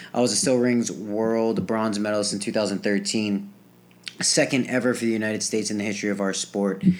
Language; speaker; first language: English; native; English